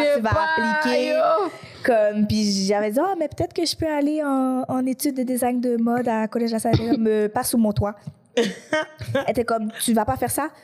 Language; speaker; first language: French; native; French